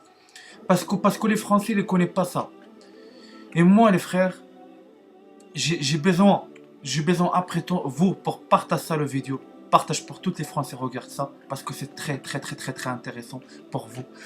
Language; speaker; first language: French; non-native, learner; Arabic